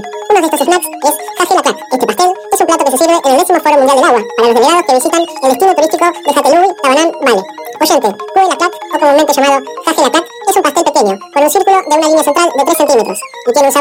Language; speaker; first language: Spanish; non-native, fluent; Indonesian